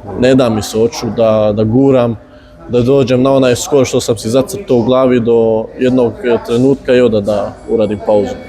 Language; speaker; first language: Bosnian; early bilingual, heritage; Bosnian